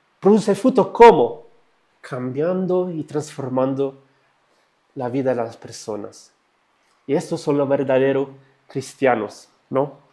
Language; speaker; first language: Spanish; non-native, fluent; Italian